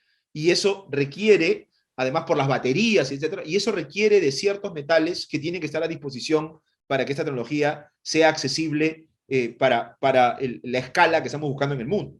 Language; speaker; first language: Spanish; native; Spanish